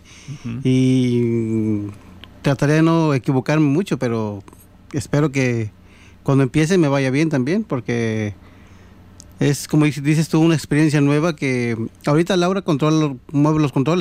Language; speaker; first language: Spanish; native; Spanish